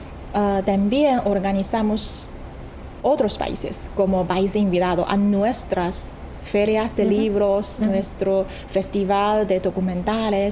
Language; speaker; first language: Spanish; non-native, fluent; Chinese